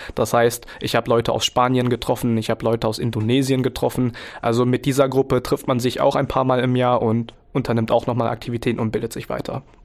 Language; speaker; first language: German; early bilingual, other home language; Vietnamese